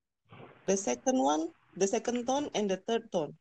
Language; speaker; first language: English; non-native, learner; Indonesian